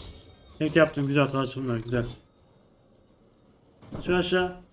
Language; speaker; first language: Turkish; native; Turkish